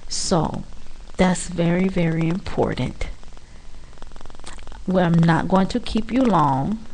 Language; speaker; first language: English; native; English